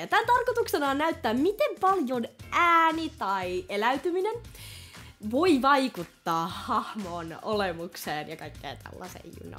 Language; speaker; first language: Finnish; native; Finnish